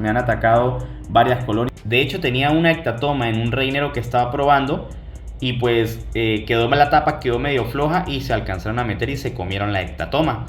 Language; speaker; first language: Spanish; native; Spanish